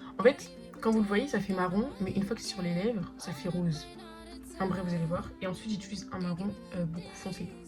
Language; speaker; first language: French; native; French